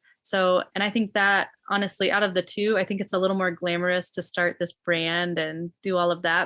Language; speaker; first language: English; native; English